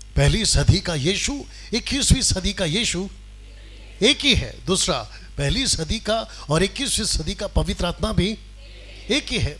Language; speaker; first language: Hindi; non-native, local second language; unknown